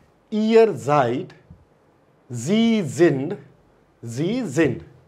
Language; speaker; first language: German; non-native, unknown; Hindi